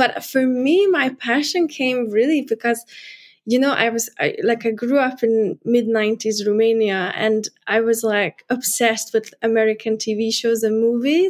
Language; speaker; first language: English; non-native, fluent; Hungarian